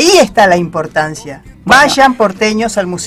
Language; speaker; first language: Spanish; native; Spanish